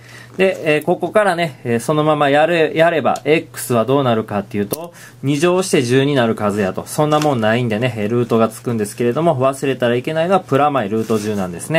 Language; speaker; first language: Japanese; native; Japanese